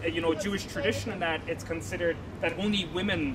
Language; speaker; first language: English; native; English